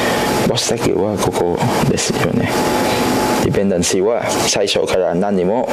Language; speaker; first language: Japanese; non-native, learner; Cantonese